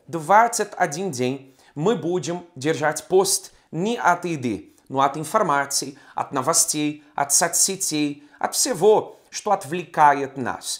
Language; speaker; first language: Russian; non-native, fluent; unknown